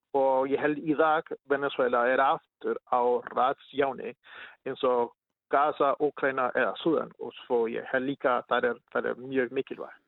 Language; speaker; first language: Icelandic; non-native, learner; Spanish